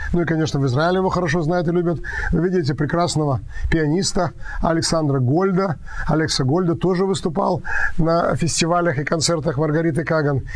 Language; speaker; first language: Russian; native; Russian